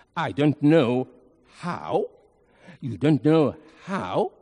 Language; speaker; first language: English; non-native, fluent; Arabic